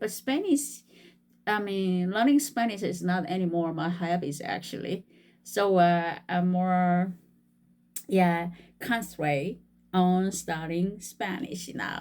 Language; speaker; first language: English; non-native, fluent; Korean